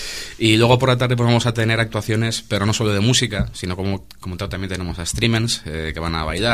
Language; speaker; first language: Spanish; native; Spanish